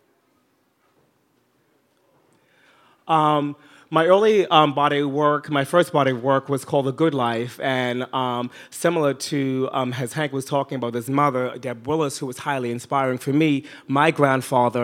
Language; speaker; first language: English; native; English